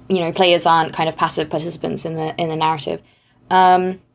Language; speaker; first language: English; non-native, fluent; German